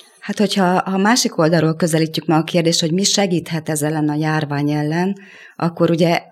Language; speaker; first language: Hungarian; native; Hungarian